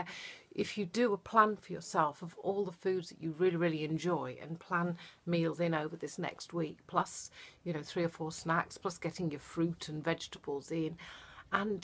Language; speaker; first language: English; native; English